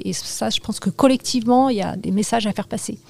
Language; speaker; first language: French; native; French